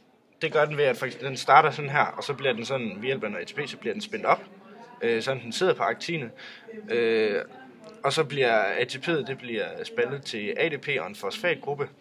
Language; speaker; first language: Danish; native; Danish